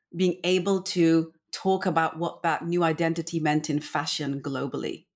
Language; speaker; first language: English; native; English